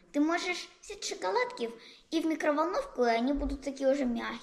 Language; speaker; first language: Russian; early bilingual, heritage; Russian